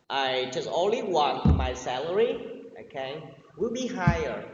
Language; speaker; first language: English; non-native, learner; Vietnamese